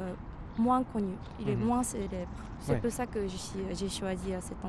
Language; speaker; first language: French; non-native, fluent; Japanese